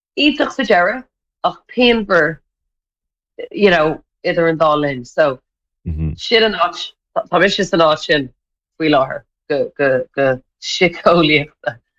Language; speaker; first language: Irish; native; Irish